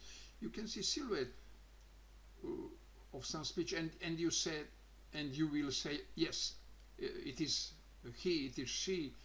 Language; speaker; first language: English; non-native, learner; Croatian